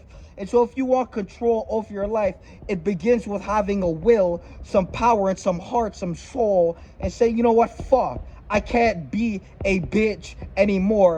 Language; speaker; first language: English; native; English